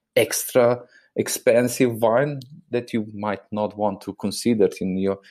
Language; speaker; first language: English; non-native, fluent; Slovenian